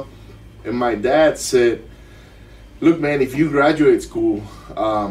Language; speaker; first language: English; non-native, fluent; Spanish